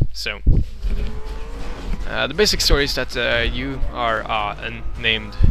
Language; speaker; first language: English; non-native, fluent; Norwegian